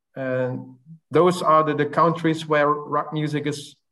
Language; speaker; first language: English; non-native, fluent; Dutch